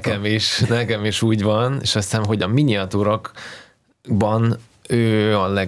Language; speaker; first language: Hungarian; non-native, fluent; Russian